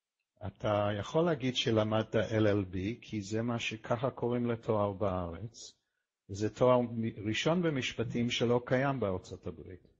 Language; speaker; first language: Hebrew; non-native, fluent; English